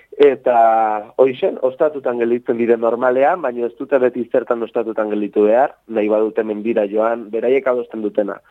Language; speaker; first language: Basque; native; Basque